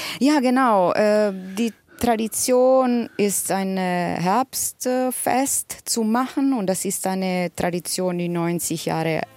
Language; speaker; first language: German; non-native, fluent; Italian